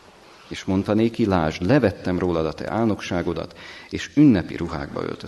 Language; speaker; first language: Hungarian; native; Hungarian